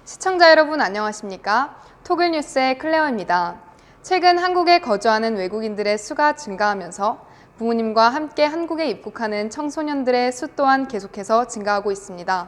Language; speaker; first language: Korean; non-native, fluent; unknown